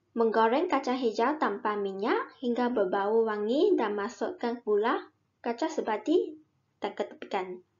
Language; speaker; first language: Malay; non-native, local second language; Min Nan Chinese